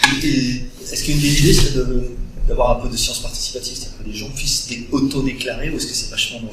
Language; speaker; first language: French; native; French